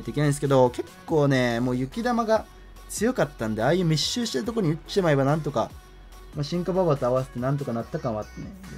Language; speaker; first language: Japanese; native; Japanese